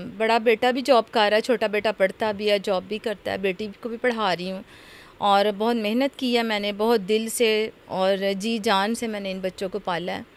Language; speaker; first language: Urdu; non-native, local second language; Punjabi